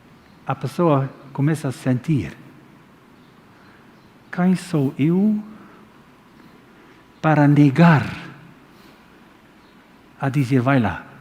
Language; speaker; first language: Portuguese; non-native, fluent; Dutch